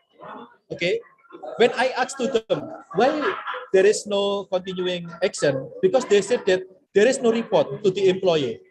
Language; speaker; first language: English; non-native, learner; Indonesian